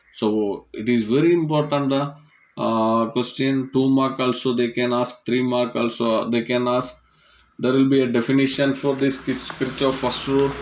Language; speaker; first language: English; non-native, local second language; Tamil